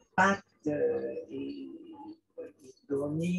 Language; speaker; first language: French; non-native, fluent; Spanish